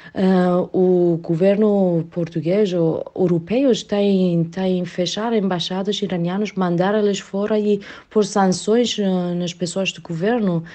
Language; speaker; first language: Portuguese; non-native, learner; Persian